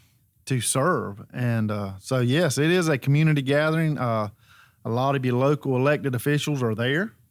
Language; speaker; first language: English; native; English